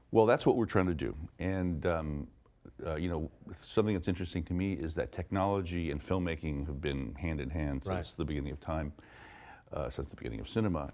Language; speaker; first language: English; native; English